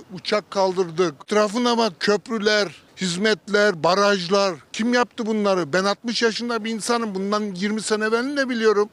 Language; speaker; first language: Turkish; native; Turkish